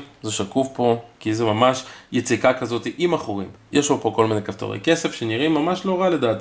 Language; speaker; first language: Hebrew; native; Hebrew